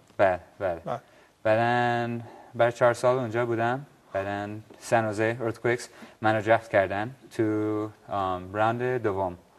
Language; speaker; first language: Persian; early bilingual, heritage; Persian